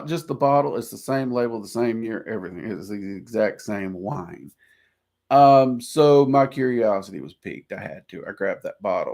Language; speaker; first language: English; native; English